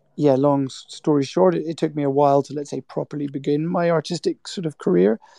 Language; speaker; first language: English; native; English